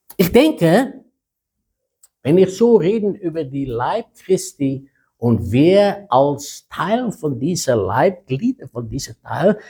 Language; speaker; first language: German; non-native, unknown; Afrikaans